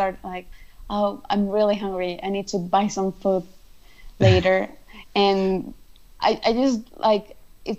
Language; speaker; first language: English; non-native, fluent; Spanish